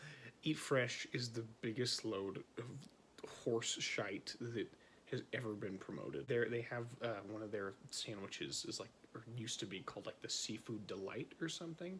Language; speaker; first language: English; native; English